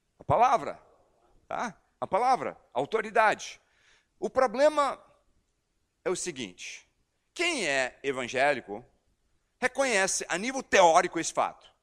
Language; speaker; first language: Portuguese; non-native, fluent; English